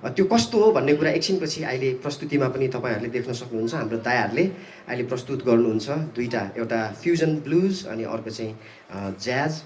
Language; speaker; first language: Nepali; non-native, local second language; Eastern Tamang